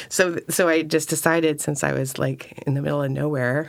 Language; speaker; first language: English; native; English